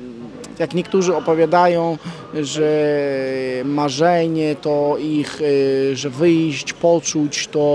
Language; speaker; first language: Polish; non-native, fluent; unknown